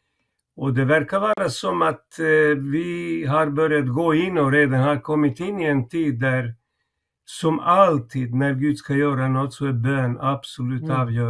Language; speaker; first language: Swedish; non-native, fluent; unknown